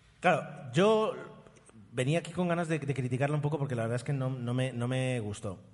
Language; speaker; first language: Spanish; non-native, fluent; Italian